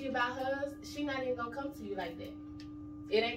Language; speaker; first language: English; native; English